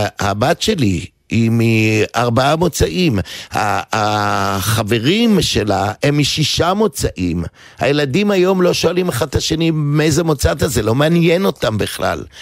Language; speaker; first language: Hebrew; native; Hebrew